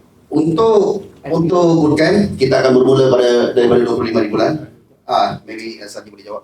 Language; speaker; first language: Malay; native; Malay